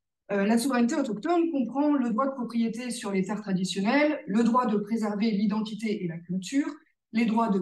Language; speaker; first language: French; native; French